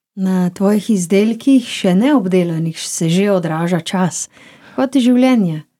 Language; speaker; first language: Slovenian; native; Slovenian